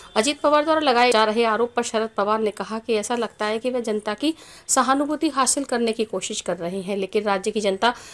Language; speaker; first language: Hindi; native; Hindi